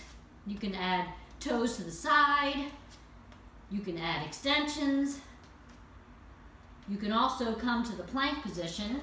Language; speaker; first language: English; native; English